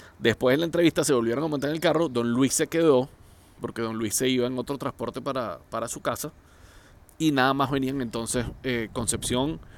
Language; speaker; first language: Spanish; native; Spanish